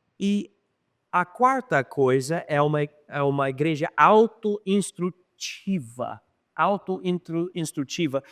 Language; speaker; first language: Portuguese; non-native, fluent; English